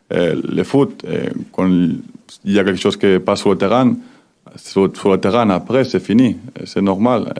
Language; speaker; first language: French; non-native, learner; Spanish